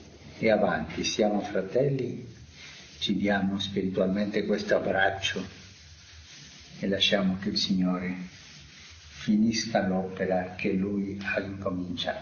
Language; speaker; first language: Italian; non-native, fluent; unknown